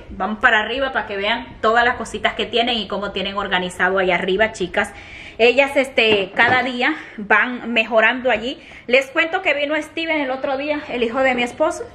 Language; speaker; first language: Spanish; native; Spanish